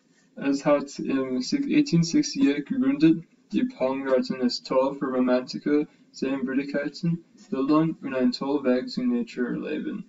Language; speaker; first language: German; non-native, learner; English